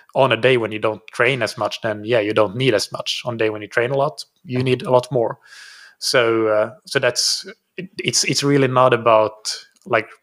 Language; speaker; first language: English; non-native, fluent; Finnish